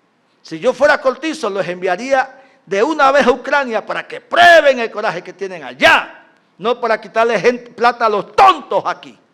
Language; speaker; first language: Spanish; native; Spanish